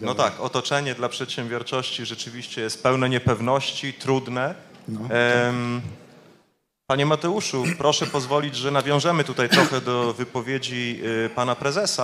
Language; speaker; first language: Polish; native; Polish